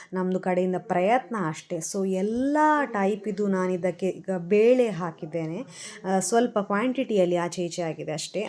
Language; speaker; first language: Kannada; non-native, local second language; Tulu